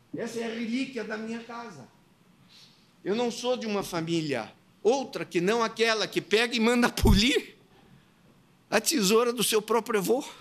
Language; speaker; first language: Portuguese; native; Portuguese